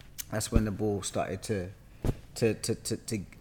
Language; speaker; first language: English; native; English